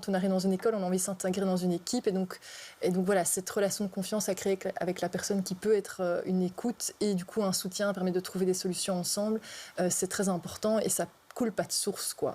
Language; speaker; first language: French; native; French